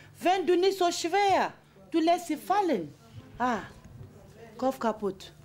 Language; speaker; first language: German; non-native, fluent; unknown